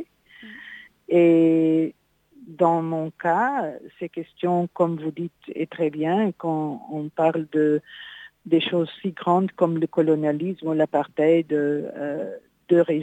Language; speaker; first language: French; non-native, fluent; Portuguese